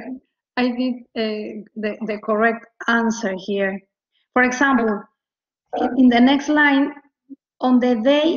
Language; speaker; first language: English; non-native, learner; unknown